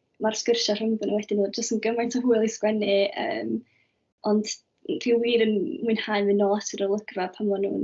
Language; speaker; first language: Welsh; native; Welsh